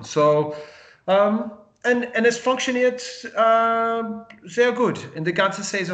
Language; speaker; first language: German; non-native, learner; English